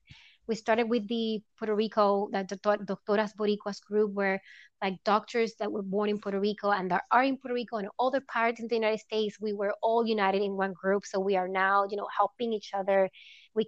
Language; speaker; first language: English; non-native, fluent; Spanish